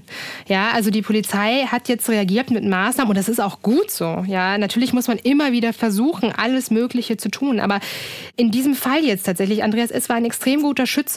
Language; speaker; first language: German; native; German